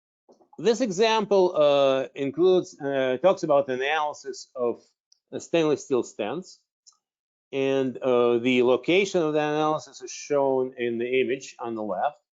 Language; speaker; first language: English; non-native, fluent; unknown